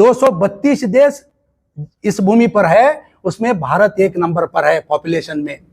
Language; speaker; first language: Hindi; non-native, local second language; Kannada